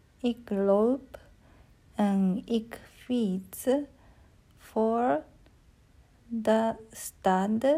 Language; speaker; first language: Dutch; non-native, learner; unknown